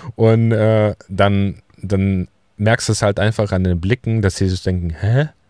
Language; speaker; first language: German; early bilingual, other home language; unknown